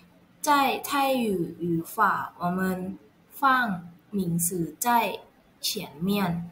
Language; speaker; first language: Chinese; non-native, learner; Thai